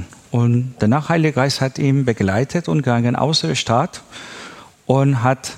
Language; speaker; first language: German; non-native, learner; Persian